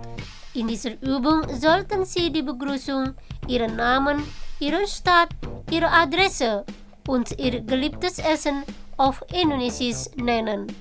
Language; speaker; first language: German; non-native, fluent; Indonesian